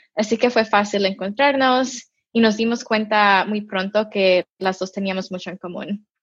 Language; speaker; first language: Spanish; early bilingual, heritage; Spanish